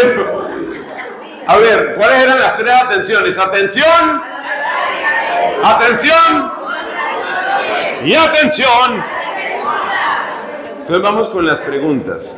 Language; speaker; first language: Spanish; native; Spanish